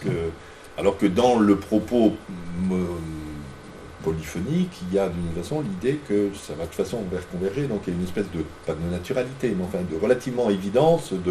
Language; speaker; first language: French; native; French